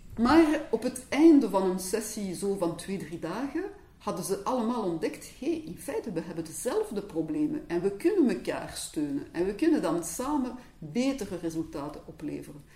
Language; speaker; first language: Dutch; non-native, local second language; French